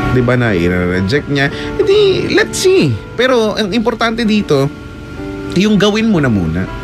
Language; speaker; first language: Filipino; native; Filipino